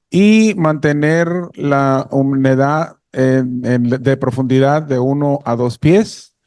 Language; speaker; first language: Spanish; native; Spanish